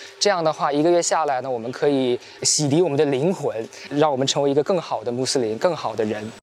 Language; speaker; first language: Chinese; native; Chinese